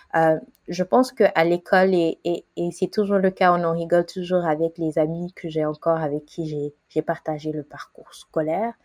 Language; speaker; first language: French; non-native, local second language; Wolof